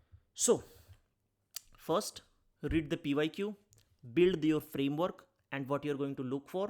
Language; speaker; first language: English; non-native, local second language; Hindi